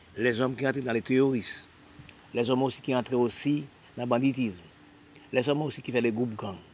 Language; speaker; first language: French; non-native, local second language; Haitian Creole